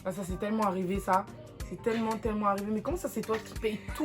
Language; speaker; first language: French; native; French